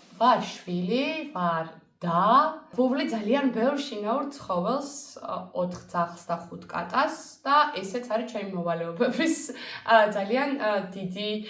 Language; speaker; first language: Georgian; native; Georgian